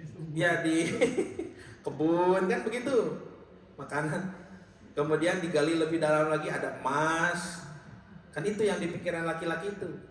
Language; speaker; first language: Indonesian; native; Indonesian